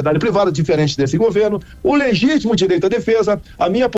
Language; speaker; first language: Portuguese; native; Portuguese